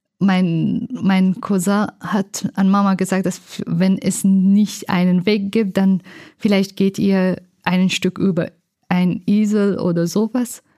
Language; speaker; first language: German; non-native, learner; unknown